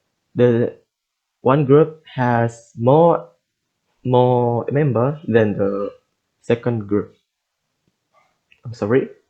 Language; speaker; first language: English; non-native, learner; Indonesian